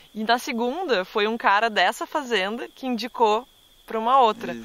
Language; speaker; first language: Portuguese; native; Portuguese